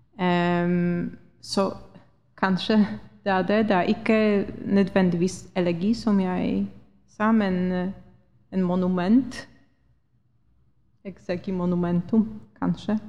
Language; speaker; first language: Norwegian; non-native, fluent; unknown